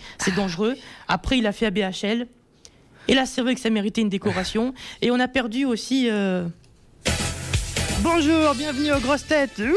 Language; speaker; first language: French; native; French